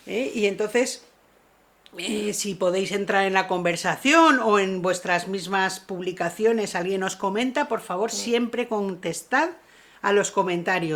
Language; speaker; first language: Spanish; native; Spanish